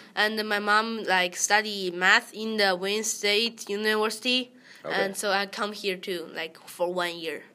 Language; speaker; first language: English; early bilingual, other home language; Chinese